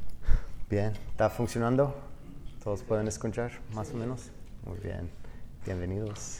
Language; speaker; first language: Spanish; non-native, fluent; English